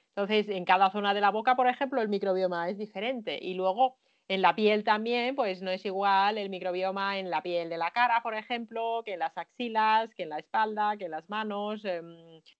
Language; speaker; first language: Spanish; non-native, fluent; Finnish